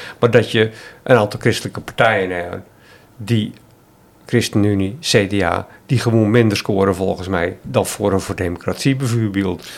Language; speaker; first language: Dutch; native; Dutch